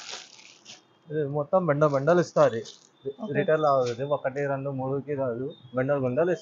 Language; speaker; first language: Telugu; non-native, local second language; Urdu